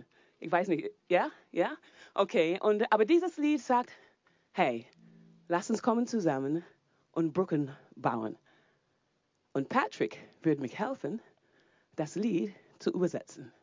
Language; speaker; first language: German; non-native, fluent; English